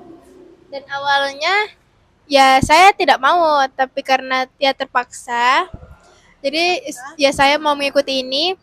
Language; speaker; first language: Indonesian; non-native, local second language; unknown